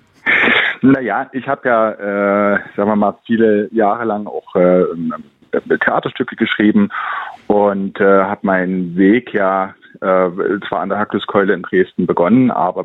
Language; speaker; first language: German; native; German